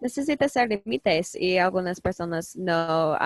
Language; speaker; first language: Spanish; non-native, learner; English